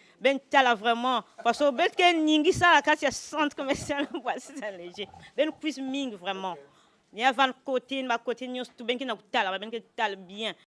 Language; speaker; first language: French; non-native, local second language; Lingala